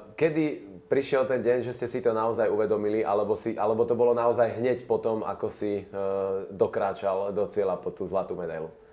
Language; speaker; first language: Slovak; native; Slovak